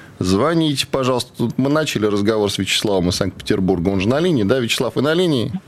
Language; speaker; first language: Russian; native; Russian